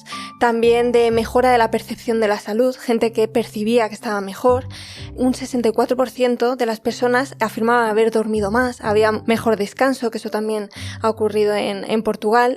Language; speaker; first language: Spanish; native; Spanish